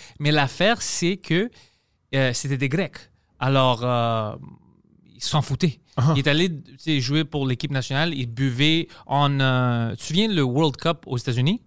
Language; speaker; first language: French; non-native, fluent; Greek